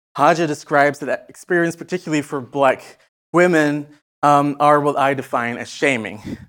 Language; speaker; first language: English; non-native, fluent; Dutch